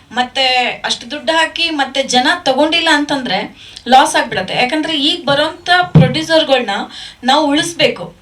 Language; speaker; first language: Kannada; native; Kannada